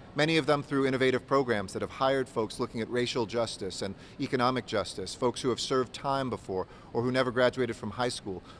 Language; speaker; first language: English; native; English